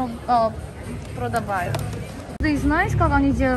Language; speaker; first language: Russian; non-native, learner; Korean